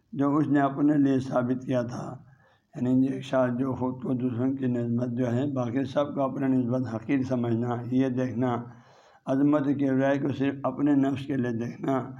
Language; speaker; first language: Urdu; non-native, local second language; Balti